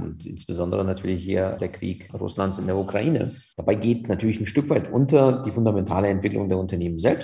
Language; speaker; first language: German; native; German